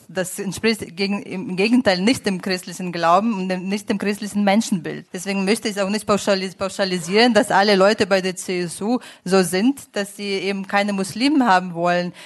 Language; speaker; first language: German; non-native, fluent; Italian